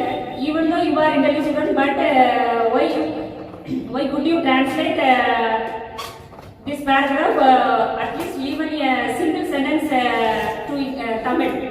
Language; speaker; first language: English; non-native, learner; Tamil